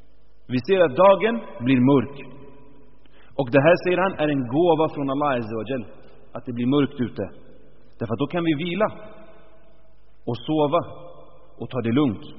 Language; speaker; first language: Swedish; early bilingual, other home language; Arabic